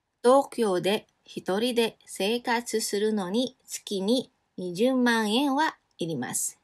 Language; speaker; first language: Japanese; non-native, fluent; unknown